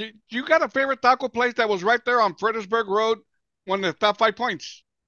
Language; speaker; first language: English; early bilingual, other home language; Spanish